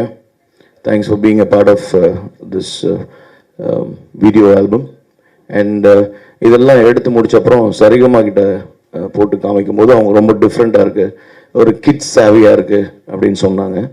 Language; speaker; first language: Tamil; native; Tamil